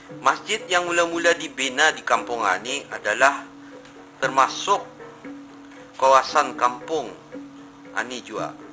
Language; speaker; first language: Malay; native; Malay